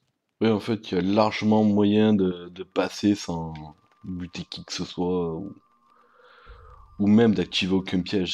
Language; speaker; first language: French; native; French